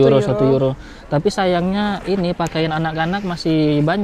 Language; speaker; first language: Indonesian; native; Indonesian